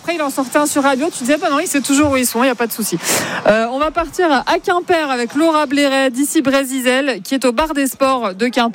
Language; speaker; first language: French; native; French